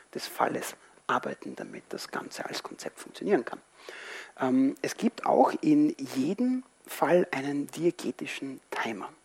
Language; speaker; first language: German; non-native, fluent; Spanish